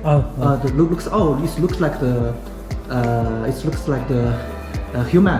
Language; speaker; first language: English; non-native, learner; Chinese